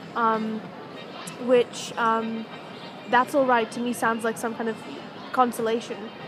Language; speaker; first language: English; native; English